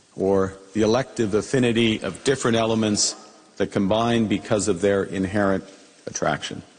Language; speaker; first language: English; native; English